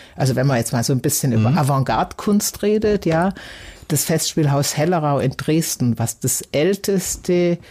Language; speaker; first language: German; native; German